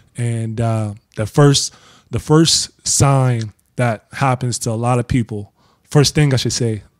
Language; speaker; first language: English; native; English